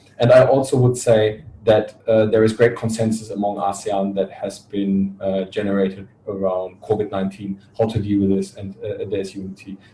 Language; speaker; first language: English; non-native, fluent; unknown